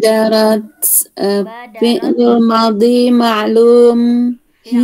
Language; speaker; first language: Arabic; non-native, learner; Indonesian